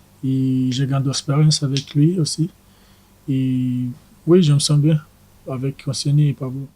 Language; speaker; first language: French; non-native, learner; Portuguese